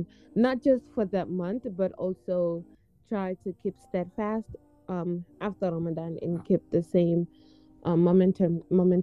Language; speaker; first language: English; non-native, local second language; Wolof